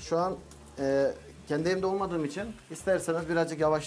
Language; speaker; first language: Turkish; native; Turkish